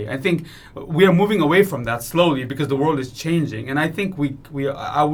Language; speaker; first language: English; non-native, local second language; Nepali